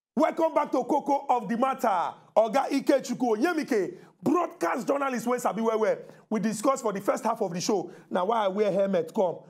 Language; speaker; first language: Nigerian Pidgin; native; Nigerian Pidgin